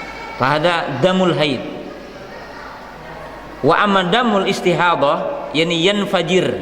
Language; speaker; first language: Arabic; non-native, fluent; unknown